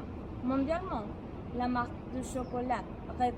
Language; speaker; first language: French; non-native, learner; Spanish